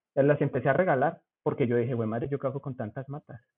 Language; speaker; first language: Spanish; native; Spanish